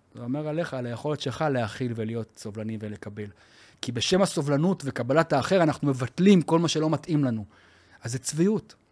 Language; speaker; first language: Hebrew; native; Hebrew